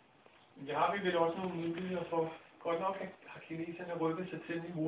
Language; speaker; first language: Danish; native; Danish